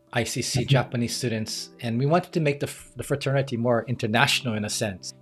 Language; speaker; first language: English; native; English